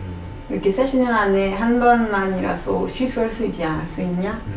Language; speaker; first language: Korean; non-native, fluent; French